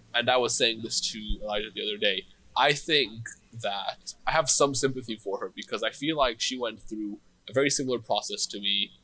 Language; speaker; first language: English; non-native, fluent; Hebrew